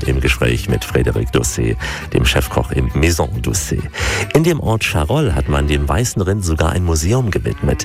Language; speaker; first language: German; native; German